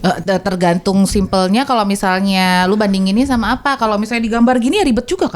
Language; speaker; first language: Indonesian; native; Indonesian